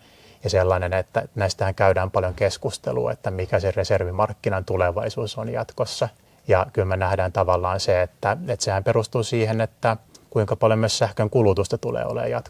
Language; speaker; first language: Finnish; native; Finnish